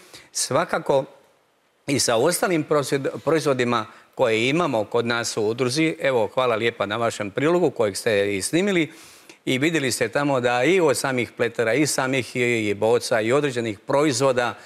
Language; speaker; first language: Croatian; native; Croatian